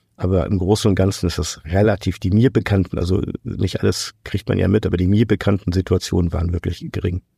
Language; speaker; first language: German; non-native, fluent; Portuguese